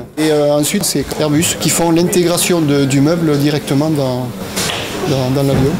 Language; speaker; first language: French; native; French